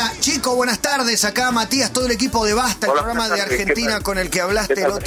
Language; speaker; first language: Spanish; native; Spanish